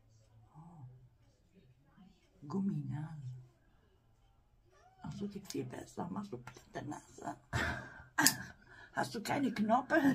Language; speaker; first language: German; non-native, fluent; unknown